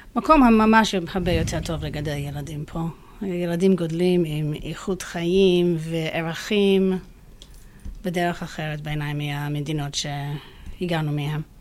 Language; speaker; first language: Hebrew; non-native, fluent; English